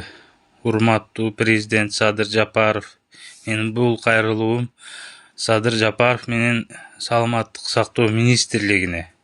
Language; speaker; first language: Kyrgyz; native; Kyrgyz